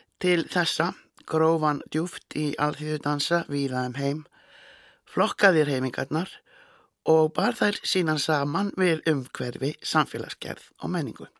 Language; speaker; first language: Icelandic; native; Icelandic